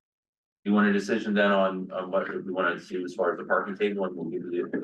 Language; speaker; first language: English; native; English